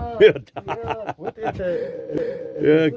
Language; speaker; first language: Russian; non-native, local second language; Chechen